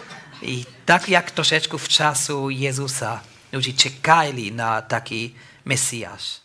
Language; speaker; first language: Polish; non-native, learner; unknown